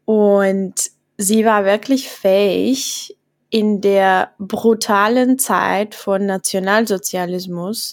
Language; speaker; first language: German; non-native, fluent; Czech